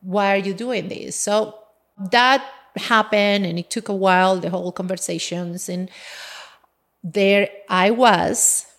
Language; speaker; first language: English; non-native, fluent; Spanish